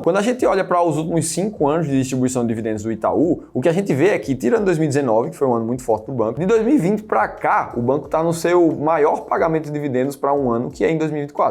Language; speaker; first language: Portuguese; native; Portuguese